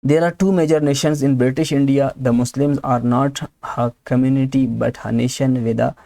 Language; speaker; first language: English; non-native, local second language; Urdu